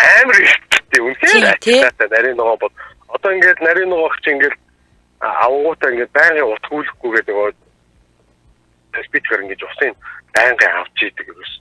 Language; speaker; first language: Mongolian; native; Mongolian